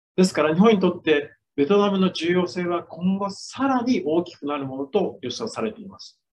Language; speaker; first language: Japanese; native; Japanese